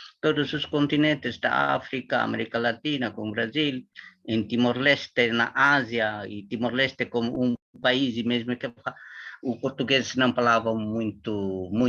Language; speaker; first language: Portuguese; non-native, learner; Tetum